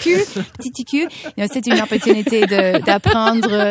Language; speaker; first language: French; non-native, fluent; English